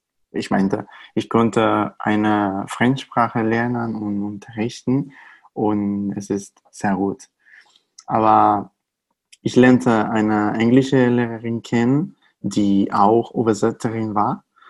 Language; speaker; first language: German; non-native, fluent; Spanish